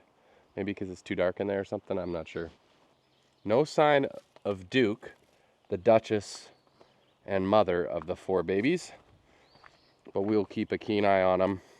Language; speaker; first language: English; native; English